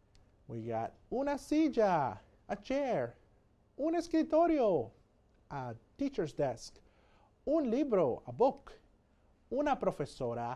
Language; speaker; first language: Spanish; non-native, fluent; English